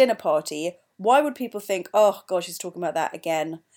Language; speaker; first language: English; native; English